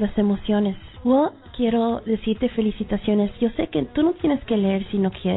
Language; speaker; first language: Spanish; early bilingual, heritage; Spanish